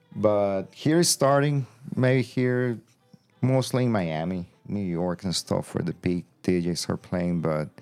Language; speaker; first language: English; non-native, fluent; Spanish